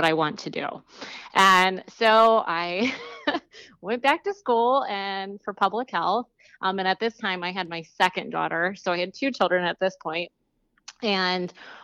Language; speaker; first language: English; native; English